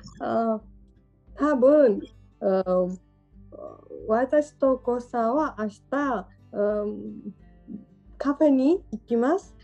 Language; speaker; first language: Japanese; non-native, learner; Georgian